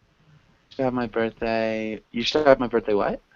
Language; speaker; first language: English; native; English